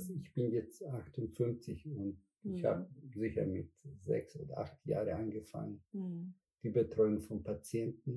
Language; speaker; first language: German; non-native, fluent; Spanish